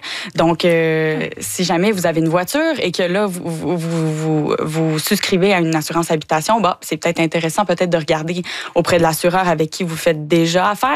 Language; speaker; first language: French; native; French